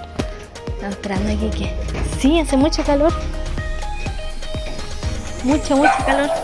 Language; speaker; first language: Spanish; native; Spanish